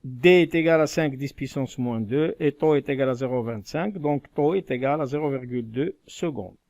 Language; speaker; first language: French; non-native, local second language; Arabic